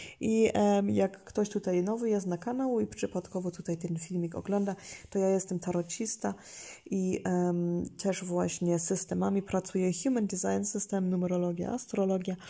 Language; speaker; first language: Polish; early bilingual, heritage; Polish